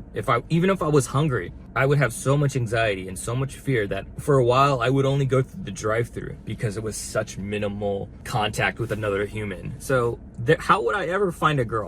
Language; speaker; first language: English; native; English